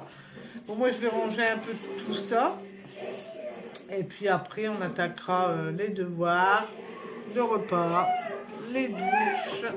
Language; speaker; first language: French; native; French